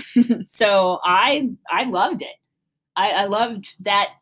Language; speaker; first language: English; native; English